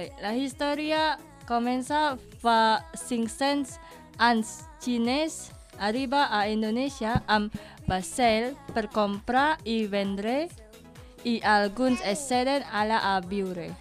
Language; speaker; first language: Catalan; non-native, learner; Indonesian